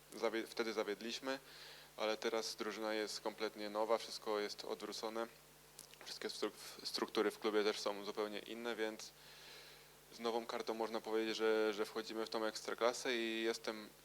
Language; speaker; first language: Polish; native; Polish